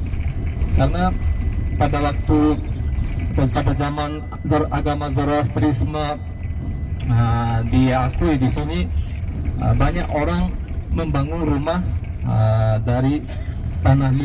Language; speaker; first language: Indonesian; non-native, fluent; Uzbek